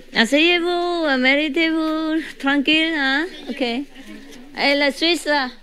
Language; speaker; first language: French; non-native, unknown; Vietnamese